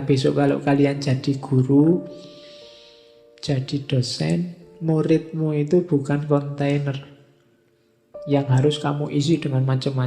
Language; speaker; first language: Indonesian; native; Indonesian